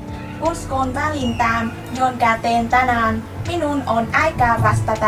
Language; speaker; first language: Finnish; non-native, learner; Vietnamese